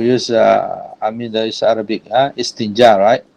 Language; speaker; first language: English; non-native, fluent; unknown